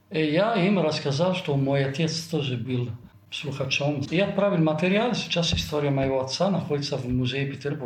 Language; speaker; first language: Russian; non-native, fluent; Italian